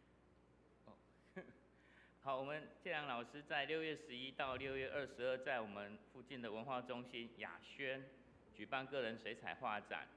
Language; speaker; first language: Chinese; native; Chinese